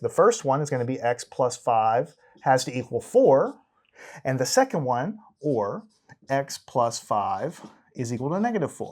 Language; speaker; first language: English; native; English